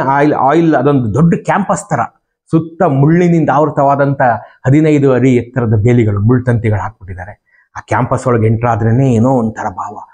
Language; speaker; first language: Kannada; native; Kannada